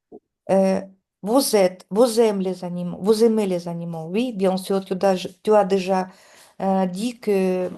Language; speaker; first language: French; non-native, fluent; Russian